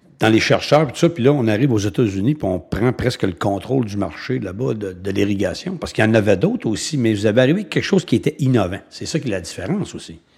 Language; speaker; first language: French; native; French